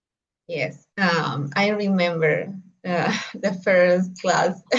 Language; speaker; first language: English; non-native, learner; Spanish